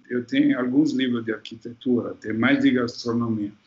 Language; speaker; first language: Portuguese; non-native, fluent; Italian